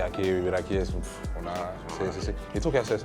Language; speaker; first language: Spanish; non-native, fluent; French